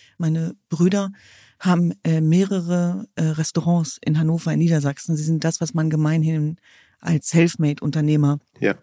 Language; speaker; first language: German; early bilingual, other home language; Kurdish